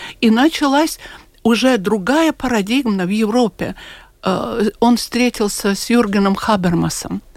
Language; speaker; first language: Russian; non-native, local second language; Latvian